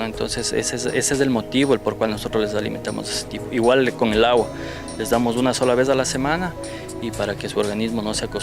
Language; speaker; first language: Spanish; native; Spanish